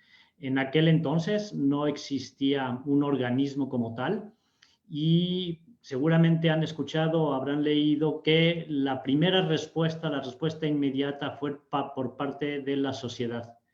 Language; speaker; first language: Spanish; native; Spanish